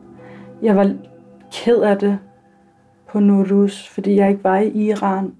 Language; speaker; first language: Danish; early bilingual, other home language; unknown